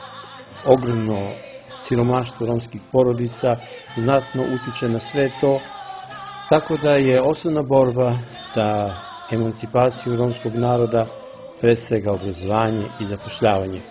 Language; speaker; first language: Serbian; non-native, local second language; Romany